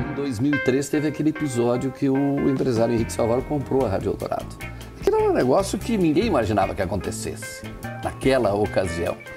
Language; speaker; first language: Portuguese; non-native, local second language; German